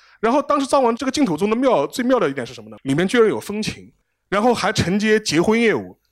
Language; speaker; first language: Chinese; native; Chinese